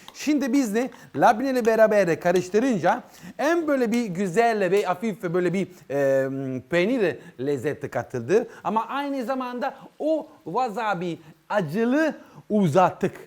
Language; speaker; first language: Turkish; non-native, learner; Italian